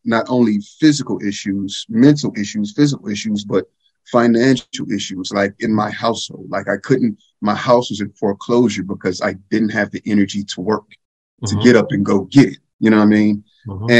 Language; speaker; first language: English; native; English